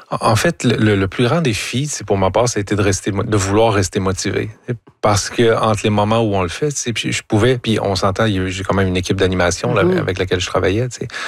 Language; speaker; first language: French; native; French